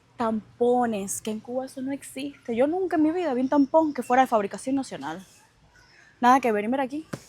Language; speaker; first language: Spanish; native; Spanish